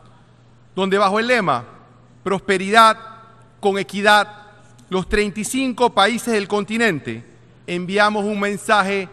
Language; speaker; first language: Spanish; native; Spanish